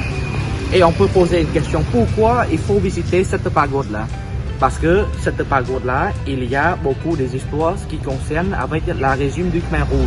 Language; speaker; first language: French; non-native, fluent; Khmer